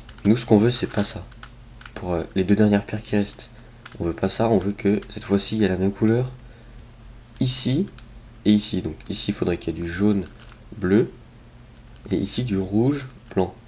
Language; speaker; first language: French; native; French